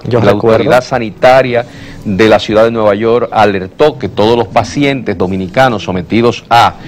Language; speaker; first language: Spanish; native; Spanish